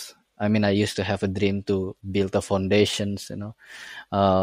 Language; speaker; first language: English; non-native, fluent; Indonesian